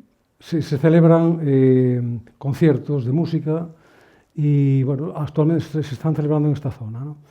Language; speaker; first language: Spanish; native; Spanish